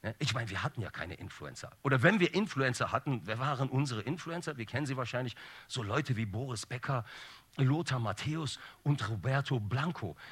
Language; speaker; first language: German; early bilingual, other home language; Turkish